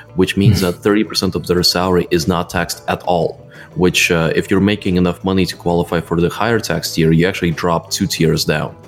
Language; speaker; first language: English; non-native, fluent; Russian